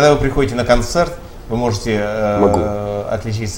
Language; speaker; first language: Russian; native; Russian